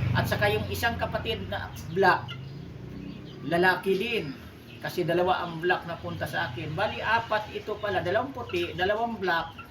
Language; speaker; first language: Filipino; non-native, local second language; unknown